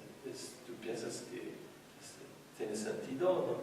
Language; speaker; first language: Spanish; non-native, fluent; French